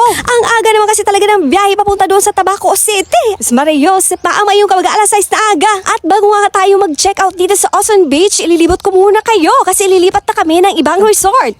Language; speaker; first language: Filipino; non-native, local second language; Bikol